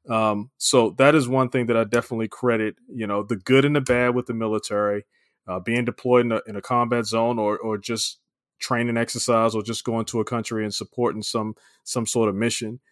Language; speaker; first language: English; native; English